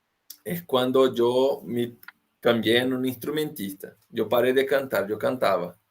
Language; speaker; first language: Spanish; non-native, fluent; Portuguese